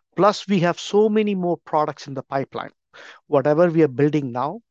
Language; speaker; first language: English; non-native, local second language; Tamil